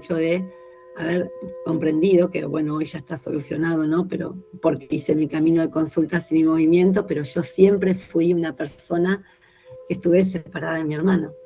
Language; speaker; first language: Spanish; native; Spanish